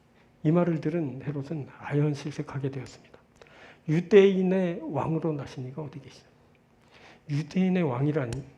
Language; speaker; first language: Korean; native; Korean